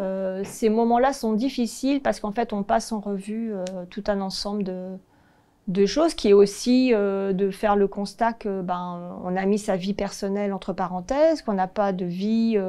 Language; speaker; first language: French; native; French